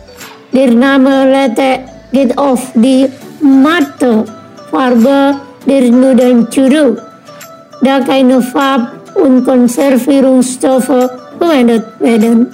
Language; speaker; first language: German; non-native, fluent; Indonesian